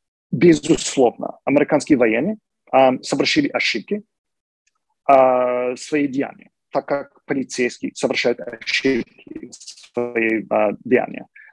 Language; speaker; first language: Russian; non-native, fluent; English